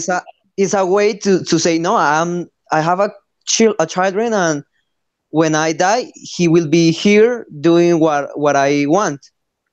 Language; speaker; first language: English; non-native, learner; Spanish